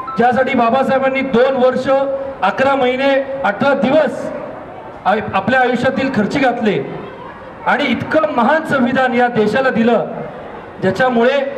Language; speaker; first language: Marathi; non-native, local second language; Hindi